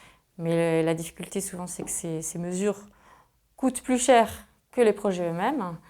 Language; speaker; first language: French; native; French